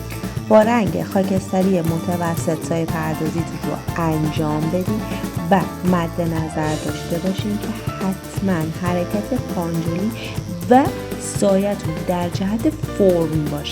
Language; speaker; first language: Persian; native; Persian